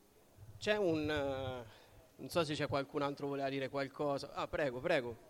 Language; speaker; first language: Italian; native; Italian